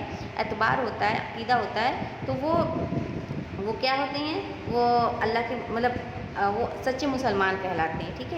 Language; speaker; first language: Urdu; native; Urdu